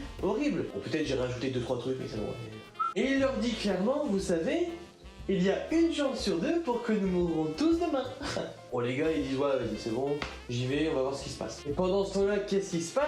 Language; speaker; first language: French; native; French